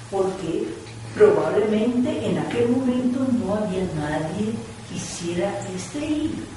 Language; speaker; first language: Spanish; non-native, fluent; Portuguese